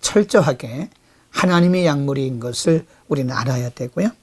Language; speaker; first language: Korean; native; Korean